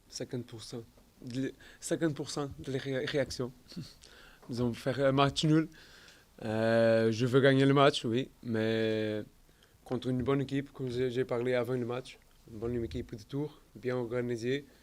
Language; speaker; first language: French; non-native, learner; Portuguese